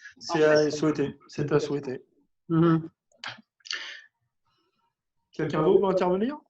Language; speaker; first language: French; native; French